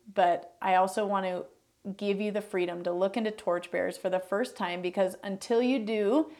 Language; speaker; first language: English; native; English